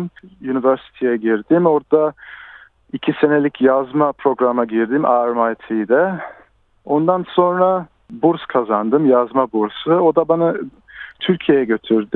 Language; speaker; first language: Turkish; early bilingual, heritage; Turkish